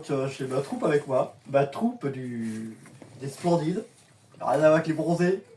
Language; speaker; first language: French; native; French